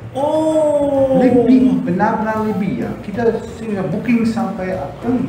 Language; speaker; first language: Indonesian; non-native, fluent; German